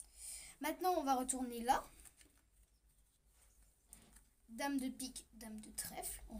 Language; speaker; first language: French; native; French